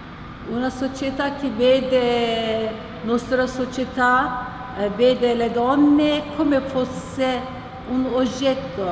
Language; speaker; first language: Italian; non-native, learner; Turkish